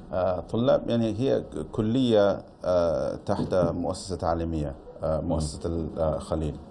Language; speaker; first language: Arabic; non-native, fluent; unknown